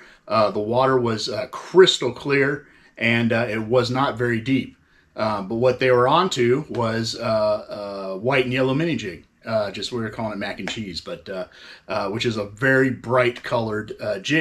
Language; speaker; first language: English; native; English